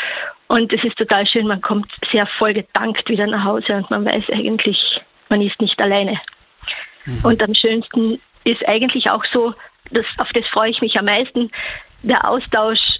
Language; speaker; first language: German; native; German